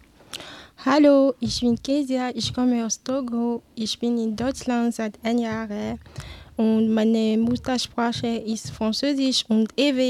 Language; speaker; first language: German; non-native, learner; Ewe